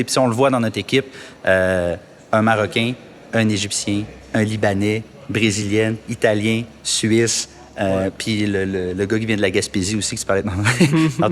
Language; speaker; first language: French; native; French